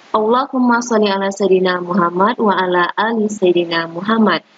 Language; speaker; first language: English; non-native, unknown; Indonesian